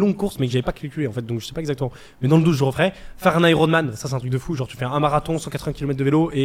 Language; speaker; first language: French; native; French